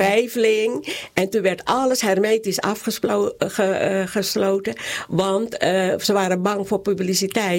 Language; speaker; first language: Dutch; non-native, local second language; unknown